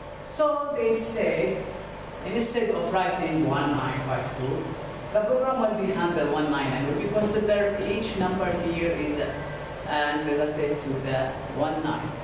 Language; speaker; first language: English; non-native, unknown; Arabic